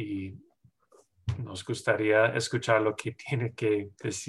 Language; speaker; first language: Spanish; non-native, fluent; English